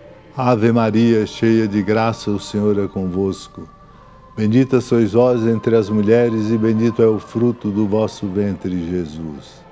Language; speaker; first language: Portuguese; native; Portuguese